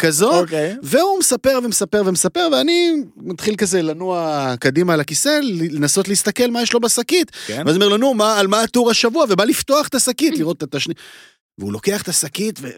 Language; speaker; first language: Hebrew; native; Hebrew